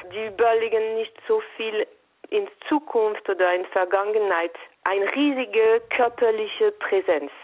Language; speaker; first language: German; non-native, local second language; French